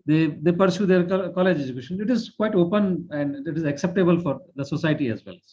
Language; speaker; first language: English; non-native, local second language; Hindi